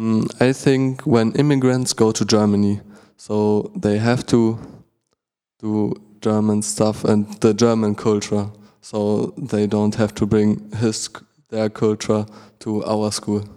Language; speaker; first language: English; non-native, learner; German